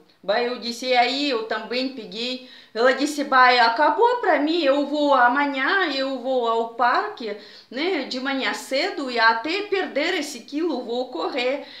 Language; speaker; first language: Portuguese; non-native, fluent; Russian